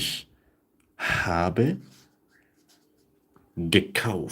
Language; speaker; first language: German; non-native, fluent; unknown